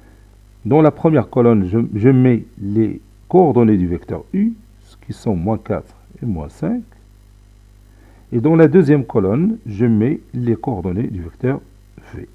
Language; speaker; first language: French; non-native, local second language; Arabic